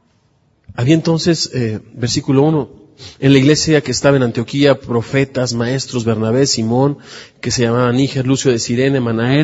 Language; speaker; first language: Spanish; native; Spanish